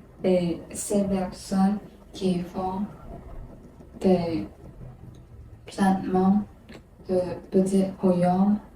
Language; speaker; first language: French; non-native, learner; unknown